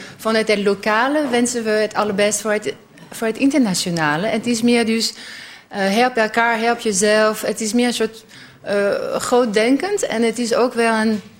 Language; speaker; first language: Dutch; non-native, fluent; French